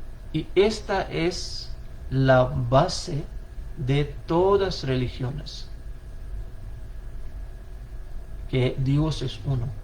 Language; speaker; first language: Spanish; non-native, fluent; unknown